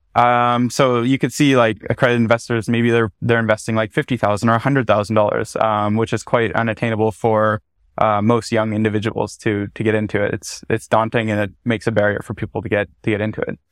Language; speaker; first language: English; native; English